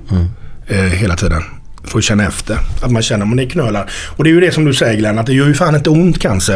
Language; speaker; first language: Swedish; native; Swedish